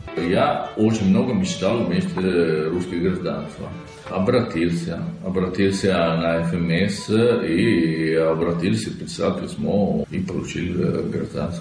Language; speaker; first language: Russian; non-native, learner; Italian